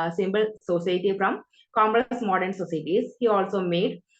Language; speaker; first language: English; non-native, local second language; Malayalam